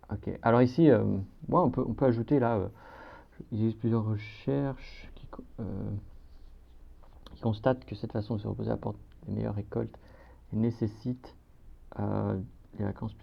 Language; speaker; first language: French; native; French